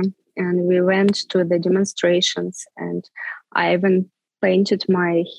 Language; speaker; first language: English; non-native, fluent; Ukrainian